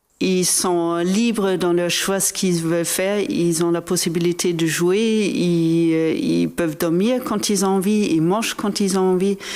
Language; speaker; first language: French; non-native, fluent; German